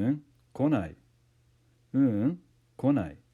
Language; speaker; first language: Japanese; non-native, fluent; English